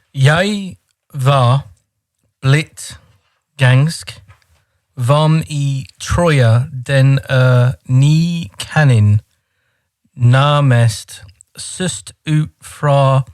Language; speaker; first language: Norwegian; non-native, learner; English